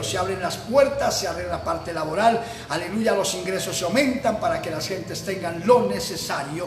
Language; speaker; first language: Spanish; native; Spanish